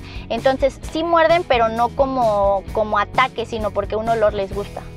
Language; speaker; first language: Spanish; native; Spanish